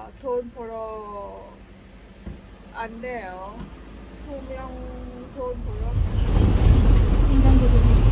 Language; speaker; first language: Korean; non-native, learner; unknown